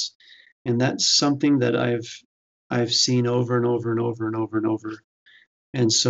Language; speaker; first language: English; native; English